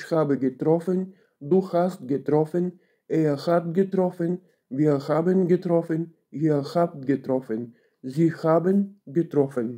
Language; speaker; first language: German; non-native, fluent; Bulgarian